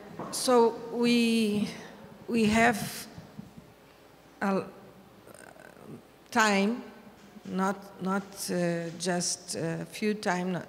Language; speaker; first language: English; non-native, fluent; Portuguese